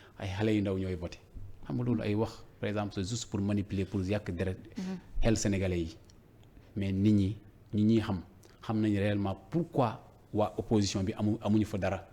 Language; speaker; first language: Wolof; non-native, local second language; Fula